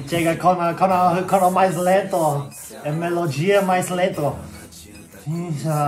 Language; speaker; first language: Portuguese; non-native, learner; English